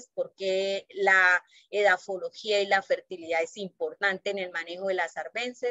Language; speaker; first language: Spanish; native; Spanish